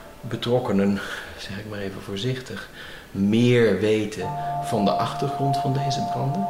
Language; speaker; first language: Dutch; native; Dutch